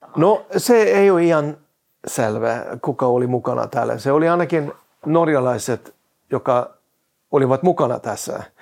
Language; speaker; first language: Finnish; non-native, fluent; Norwegian